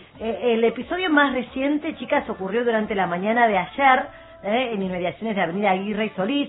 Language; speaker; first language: Spanish; native; Spanish